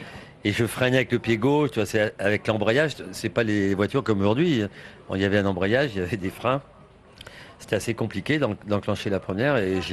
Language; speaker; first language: French; native; French